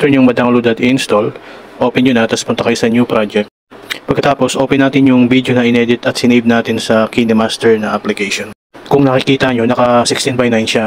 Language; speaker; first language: Filipino; native; Filipino